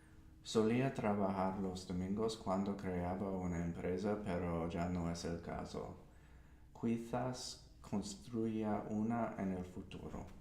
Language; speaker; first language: Spanish; non-native, learner; English